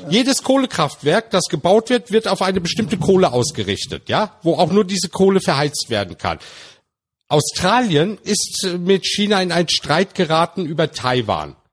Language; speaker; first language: German; early bilingual, other home language; Turkish